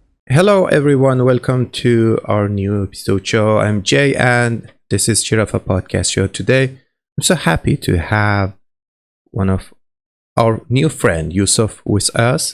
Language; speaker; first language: English; non-native, learner; Persian